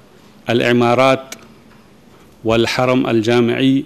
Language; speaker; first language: Arabic; non-native, fluent; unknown